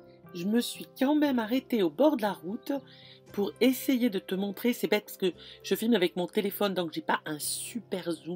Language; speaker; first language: French; native; French